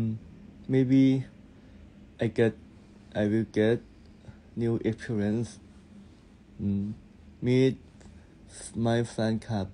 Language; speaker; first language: English; non-native, learner; Thai